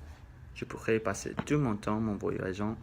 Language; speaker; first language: French; non-native, learner; Spanish